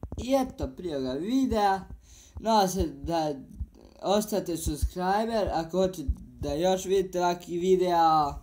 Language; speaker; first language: Bosnian; early bilingual, heritage; Bosnian